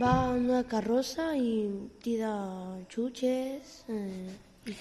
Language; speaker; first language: Catalan; non-native, local second language; Spanish